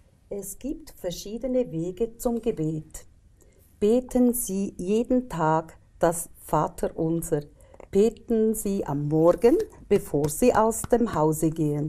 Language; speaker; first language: German; native; German